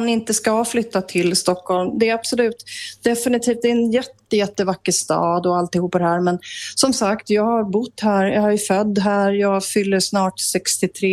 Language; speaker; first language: Swedish; native; Swedish